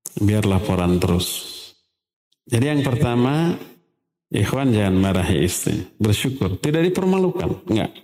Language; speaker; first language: Indonesian; native; Indonesian